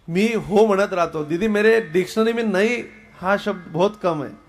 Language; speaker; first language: Hindi; non-native, local second language; Marathi